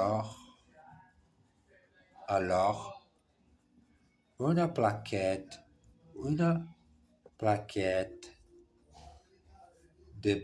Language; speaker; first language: French; non-native, learner; Portuguese